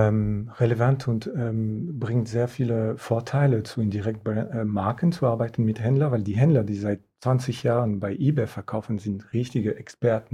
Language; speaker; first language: German; non-native, fluent; French